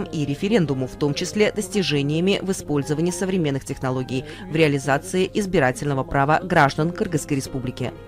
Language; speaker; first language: Russian; native; Russian